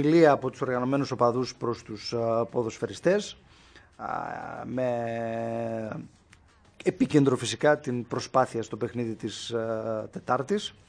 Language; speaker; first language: Greek; native; Greek